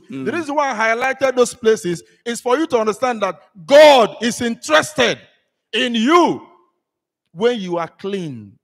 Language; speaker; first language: English; non-native, local second language; Igbo